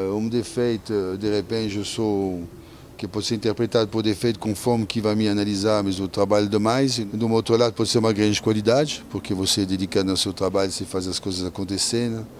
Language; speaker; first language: Portuguese; non-native, fluent; French